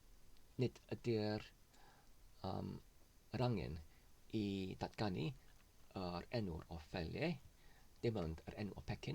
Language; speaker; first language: Welsh; non-native, learner; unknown